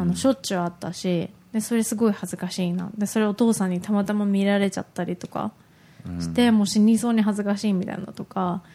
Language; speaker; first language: Japanese; early bilingual, heritage; Japanese